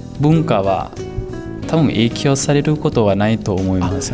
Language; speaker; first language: Japanese; non-native, fluent; Lao